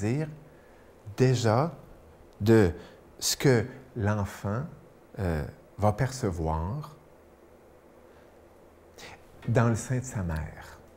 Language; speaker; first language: French; native; French